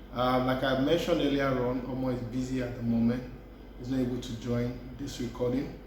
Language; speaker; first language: English; non-native, local second language; Yoruba